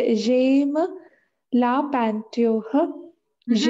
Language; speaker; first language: French; non-native, learner; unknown